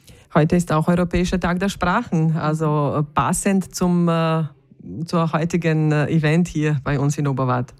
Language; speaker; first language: German; native; German